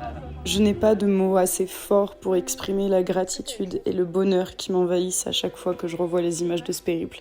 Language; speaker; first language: French; native; French